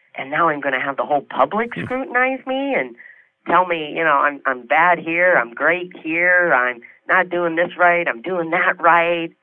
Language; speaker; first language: English; native; English